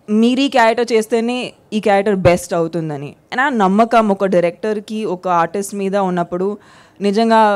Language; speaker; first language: Telugu; non-native, fluent; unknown